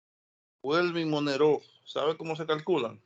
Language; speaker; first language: Spanish; native; Spanish